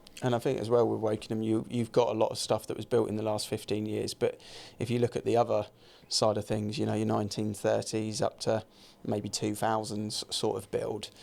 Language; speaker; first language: English; native; English